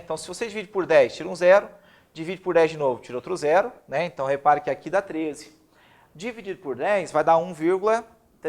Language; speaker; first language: Portuguese; native; Portuguese